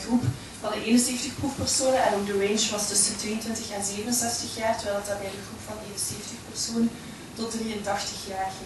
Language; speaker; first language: Dutch; native; Dutch